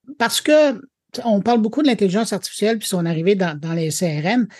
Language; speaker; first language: French; native; French